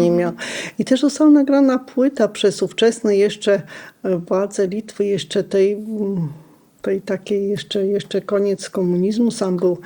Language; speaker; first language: Polish; non-native, local second language; Lithuanian